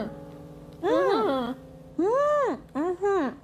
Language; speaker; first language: Japanese; native; Japanese